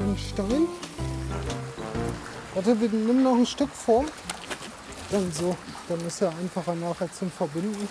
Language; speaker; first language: German; native; German